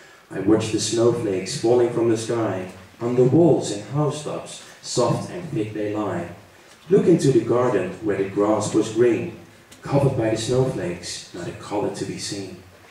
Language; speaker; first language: English; non-native, fluent; Dutch